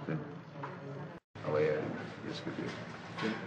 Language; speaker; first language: Spanish; non-native, fluent; English